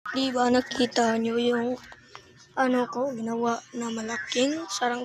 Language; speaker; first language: Filipino; non-native, local second language; Cebuano